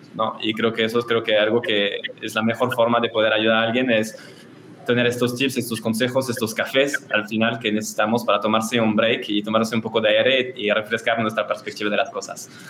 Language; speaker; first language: Spanish; non-native, fluent; French